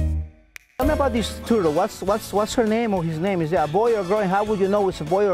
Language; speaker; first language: English; non-native, fluent; Spanish